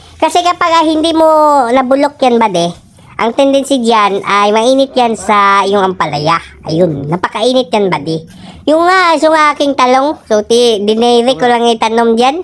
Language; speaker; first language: Filipino; non-native, local second language; Cebuano